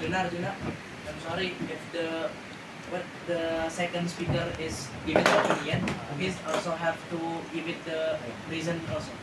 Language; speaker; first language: English; non-native, learner; Indonesian